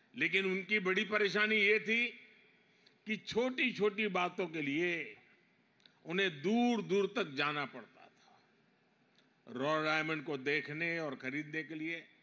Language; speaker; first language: Hindi; non-native, local second language; Gujarati